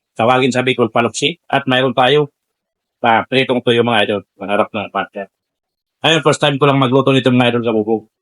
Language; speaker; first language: Filipino; non-native, local second language; Bikol